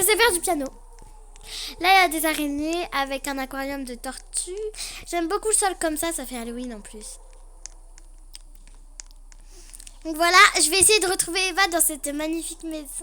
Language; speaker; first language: French; native; French